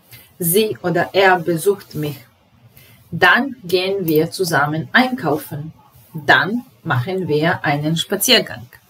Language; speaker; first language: German; non-native, fluent; Serbian